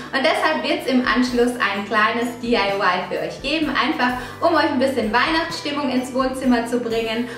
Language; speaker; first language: German; early bilingual, other home language; Italian